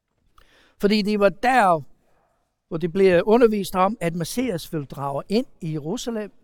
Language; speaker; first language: Danish; non-native, fluent; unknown